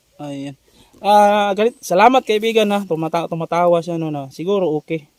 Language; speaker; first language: Filipino; native; Filipino